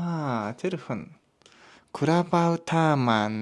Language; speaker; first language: Mongolian; non-native, learner; Japanese